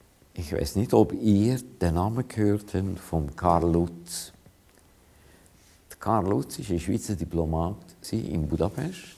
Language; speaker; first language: German; non-native, fluent; Hungarian